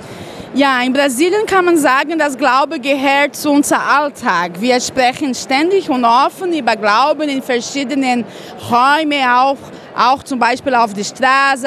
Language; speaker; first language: German; non-native, fluent; Portuguese